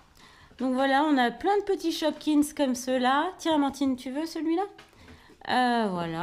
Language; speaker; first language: French; native; French